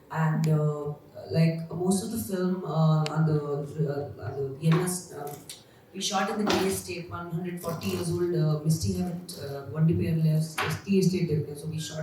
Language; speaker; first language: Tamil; non-native, learner; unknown